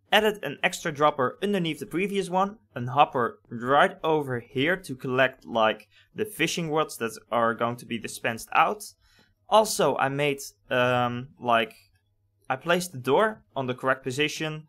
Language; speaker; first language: English; non-native, fluent; Dutch